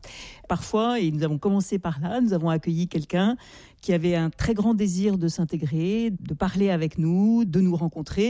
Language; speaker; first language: French; native; French